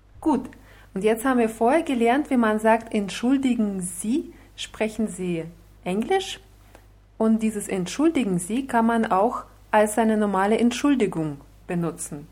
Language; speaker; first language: German; non-native, fluent; Russian